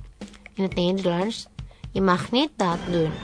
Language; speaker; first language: Dutch; non-native, fluent; Indonesian